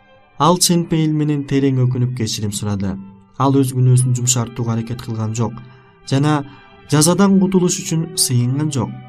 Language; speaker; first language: Kyrgyz; native; Kyrgyz